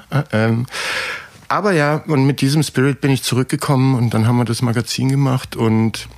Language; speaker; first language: German; native; German